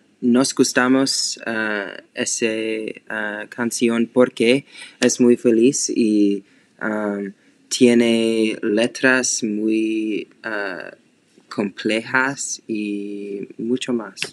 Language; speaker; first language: Spanish; non-native, learner; English